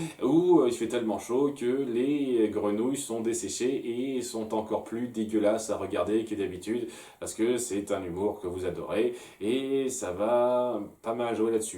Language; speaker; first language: French; native; French